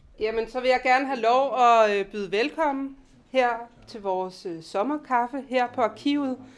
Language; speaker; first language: Danish; native; Danish